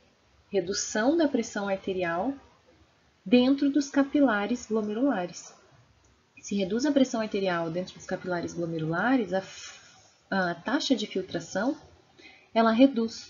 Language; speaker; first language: Portuguese; native; Portuguese